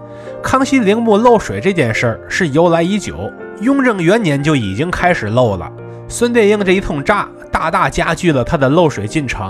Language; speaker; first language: Chinese; native; Chinese